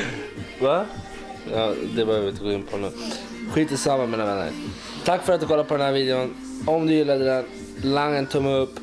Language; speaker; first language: Swedish; native; Swedish